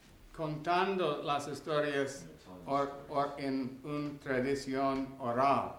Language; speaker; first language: Spanish; non-native, learner; English